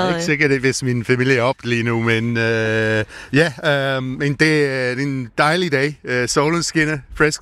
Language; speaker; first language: Danish; non-native, fluent; English